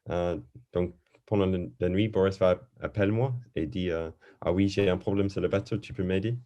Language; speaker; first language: French; non-native, learner; English